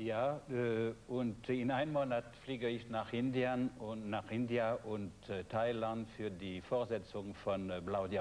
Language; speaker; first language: German; non-native, fluent; French